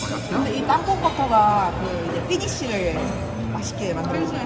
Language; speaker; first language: Korean; native; Korean